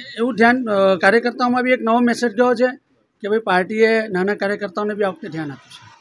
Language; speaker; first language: Gujarati; native; Gujarati